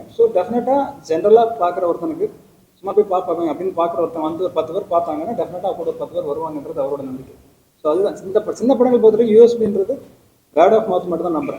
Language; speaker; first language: Tamil; native; Tamil